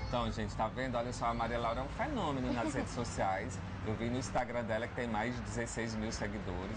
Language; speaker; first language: Portuguese; native; Portuguese